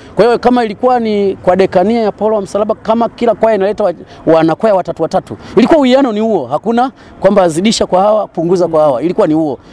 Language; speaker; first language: Swahili; native; Swahili